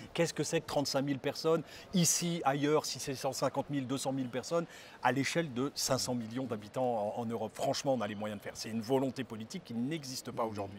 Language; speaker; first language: French; native; French